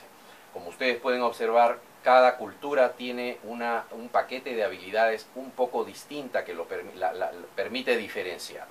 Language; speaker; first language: Spanish; native; Spanish